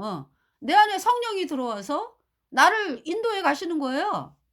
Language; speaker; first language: Korean; native; Korean